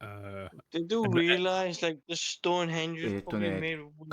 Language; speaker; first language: English; native; English